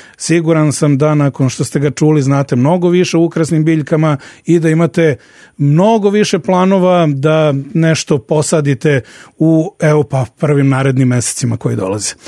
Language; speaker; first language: Serbian; native; Serbian